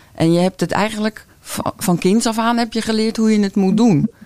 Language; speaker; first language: Dutch; native; Dutch